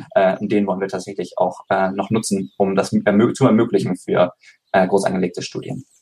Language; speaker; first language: German; native; German